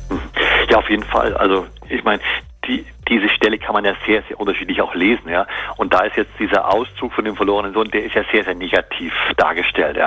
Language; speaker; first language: German; native; German